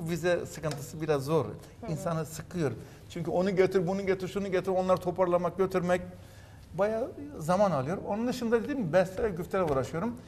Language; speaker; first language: Turkish; native; Turkish